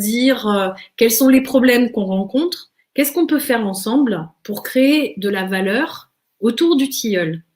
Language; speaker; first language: French; native; French